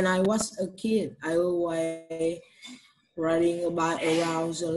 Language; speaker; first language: English; non-native, learner; Vietnamese